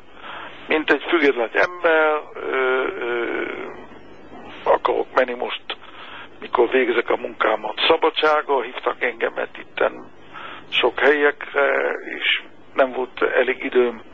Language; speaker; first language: Hungarian; non-native, fluent; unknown